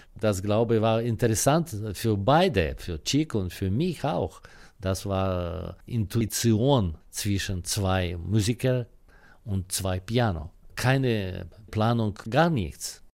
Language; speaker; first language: German; non-native, learner; Russian